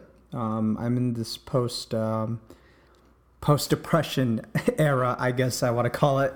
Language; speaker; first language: English; native; English